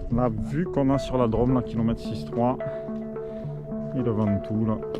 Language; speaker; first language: French; native; French